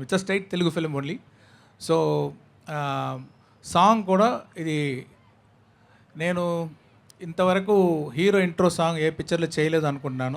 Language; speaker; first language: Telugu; non-native, learner; Tamil